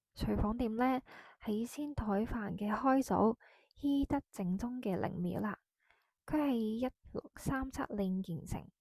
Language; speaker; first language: Cantonese; non-native, fluent; Japanese